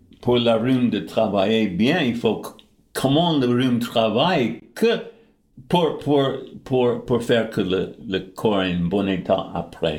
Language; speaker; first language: French; non-native, fluent; English